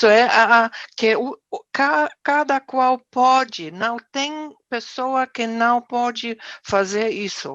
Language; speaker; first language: Portuguese; non-native, fluent; German